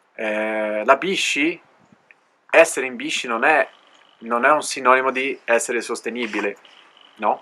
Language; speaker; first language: Italian; non-native, fluent; Portuguese